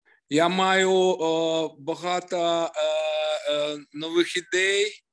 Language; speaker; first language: Ukrainian; non-native, local second language; Russian